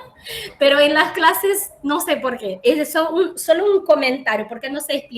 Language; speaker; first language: Spanish; non-native, fluent; Portuguese